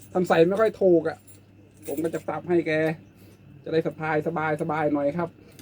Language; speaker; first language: Thai; non-native, local second language; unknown